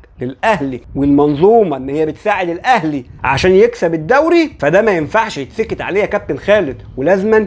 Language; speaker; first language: Arabic; native; Arabic